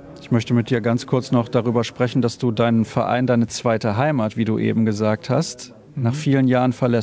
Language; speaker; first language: German; native; German